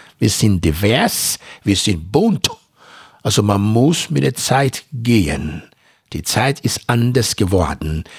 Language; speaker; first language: German; non-native, fluent; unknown